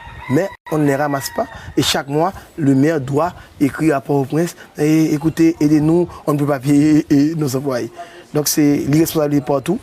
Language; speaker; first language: French; non-native, local second language; Haitian Creole